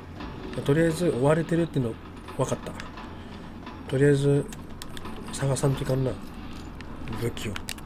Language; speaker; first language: Japanese; native; Japanese